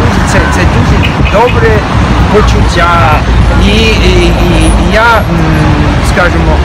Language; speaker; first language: Ukrainian; non-native, learner; English